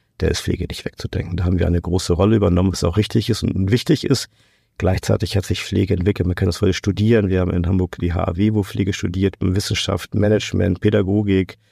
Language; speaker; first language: German; non-native, fluent; Portuguese